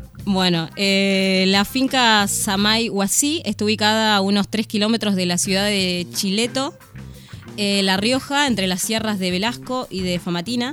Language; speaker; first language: Spanish; native; Spanish